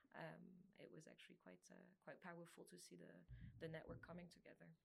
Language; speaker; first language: English; non-native, fluent; French